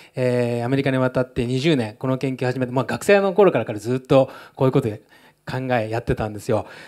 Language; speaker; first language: Japanese; native; Japanese